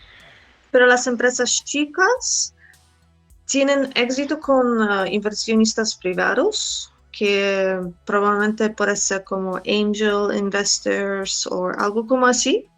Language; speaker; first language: Spanish; non-native, fluent; Polish